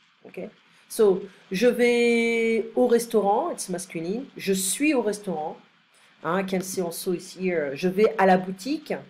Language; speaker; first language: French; non-native, fluent; English